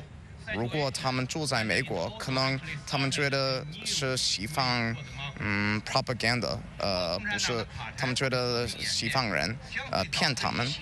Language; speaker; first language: Chinese; non-native, learner; English